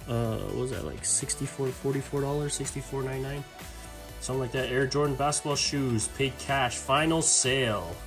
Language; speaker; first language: English; native; English